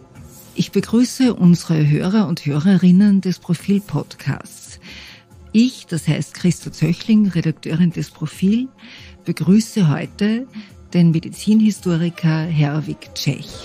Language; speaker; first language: German; native; German